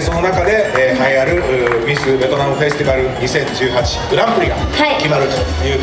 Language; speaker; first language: Japanese; native; Japanese